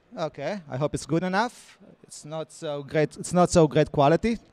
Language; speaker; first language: English; non-native, fluent; Hebrew